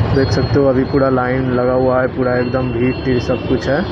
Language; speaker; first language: Hindi; non-native, local second language; Bangla